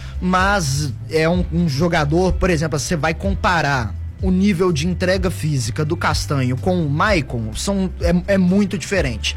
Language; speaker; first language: Portuguese; native; Portuguese